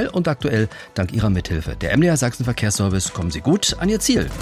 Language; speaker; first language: German; native; German